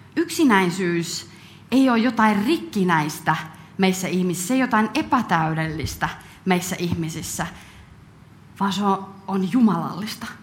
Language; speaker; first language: Finnish; native; Finnish